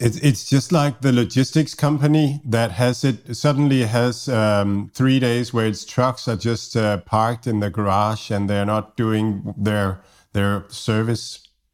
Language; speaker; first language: English; non-native, fluent; Danish